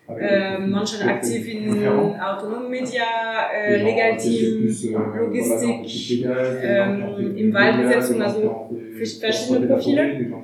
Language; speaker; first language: German; non-native, learner; French